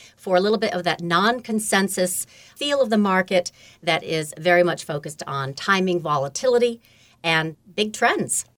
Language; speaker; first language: English; native; English